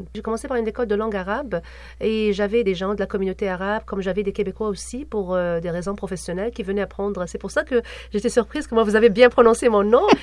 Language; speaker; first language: French; non-native, local second language; Arabic